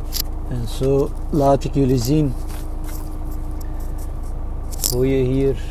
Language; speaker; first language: Dutch; non-native, fluent; Turkish